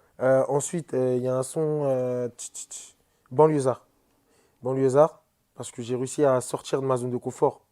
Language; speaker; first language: French; early bilingual, other home language; Wolof